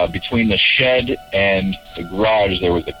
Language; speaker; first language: English; native; English